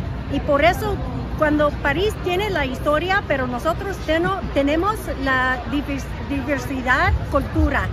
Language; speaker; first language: Spanish; early bilingual, heritage; English